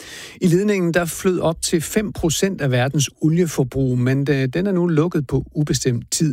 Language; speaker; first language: Danish; native; Danish